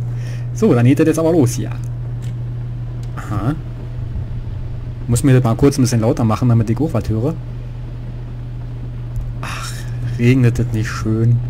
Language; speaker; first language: German; native; German